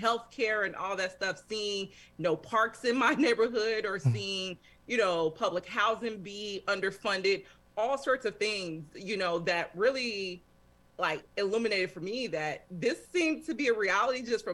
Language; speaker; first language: English; native; English